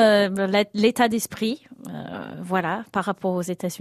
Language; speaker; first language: French; non-native, fluent; English